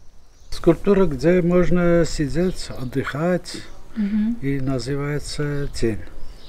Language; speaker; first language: Russian; non-native, local second language; Armenian